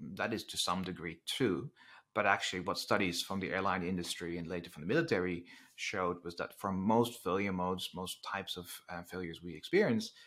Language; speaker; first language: English; non-native, fluent; Dutch